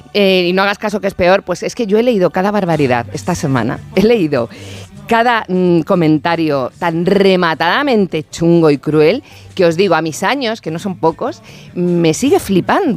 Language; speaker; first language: Spanish; native; Spanish